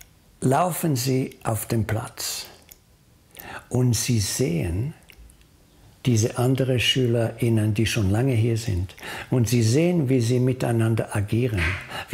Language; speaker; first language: German; non-native, fluent; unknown